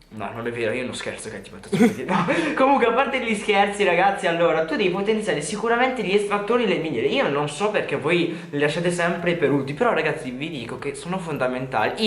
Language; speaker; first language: Italian; native; Italian